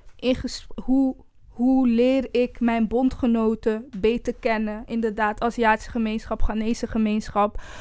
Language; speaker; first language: Dutch; early bilingual, other home language; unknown